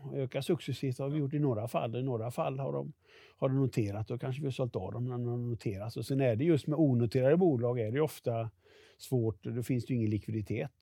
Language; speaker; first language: Swedish; native; Swedish